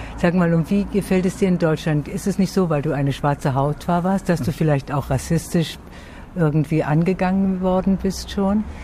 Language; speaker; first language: German; native; German